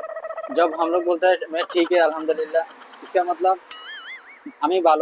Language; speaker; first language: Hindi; non-native, learner; Bangla